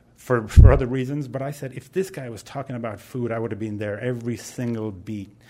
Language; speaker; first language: English; native; English